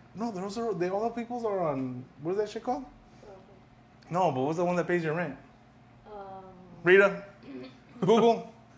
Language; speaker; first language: English; early bilingual, other home language; Spanish